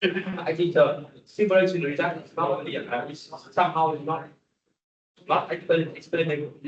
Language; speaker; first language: English; non-native, learner; Vietnamese